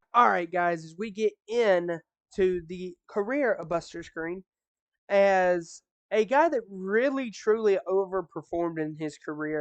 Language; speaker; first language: English; native; English